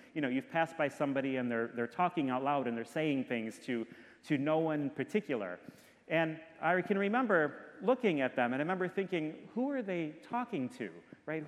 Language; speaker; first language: English; native; English